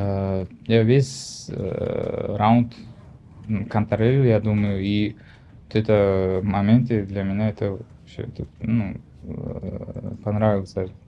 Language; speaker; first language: Russian; non-native, learner; Uzbek